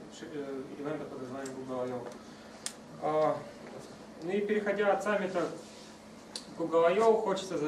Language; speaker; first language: Russian; native; Russian